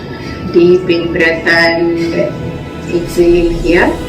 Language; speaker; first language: English; non-native, local second language; Tamil